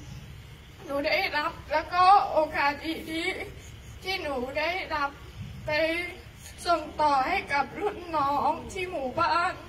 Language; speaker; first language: Thai; non-native, local second language; Hmong